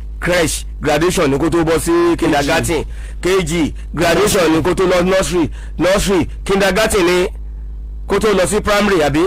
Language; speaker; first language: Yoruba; native; Yoruba